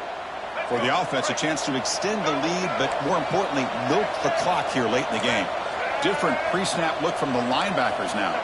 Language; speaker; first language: English; native; English